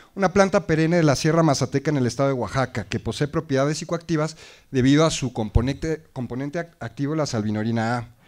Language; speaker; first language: Spanish; native; Spanish